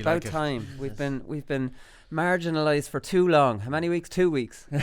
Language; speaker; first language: English; native; English